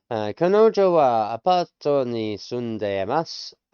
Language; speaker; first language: Japanese; non-native, learner; English